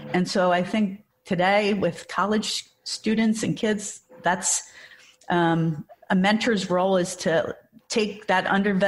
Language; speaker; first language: English; native; English